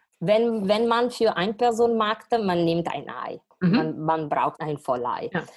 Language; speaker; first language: German; non-native, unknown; Italian